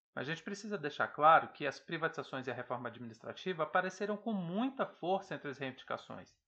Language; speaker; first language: Portuguese; native; Portuguese